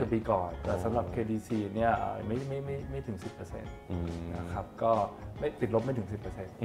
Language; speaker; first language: Thai; native; Thai